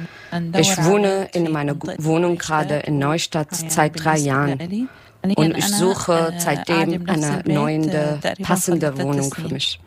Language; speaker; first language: German; non-native, learner; Arabic